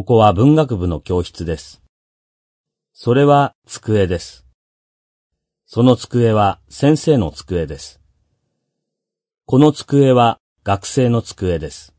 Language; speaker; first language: Japanese; non-native, learner; Russian